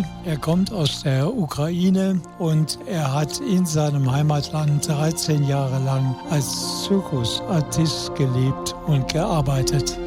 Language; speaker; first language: German; native; German